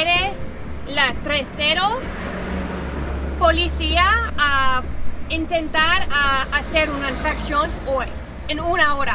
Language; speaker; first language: Spanish; non-native, learner; English